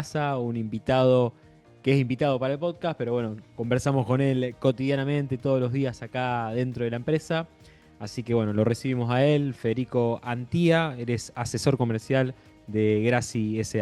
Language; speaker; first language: Spanish; native; Spanish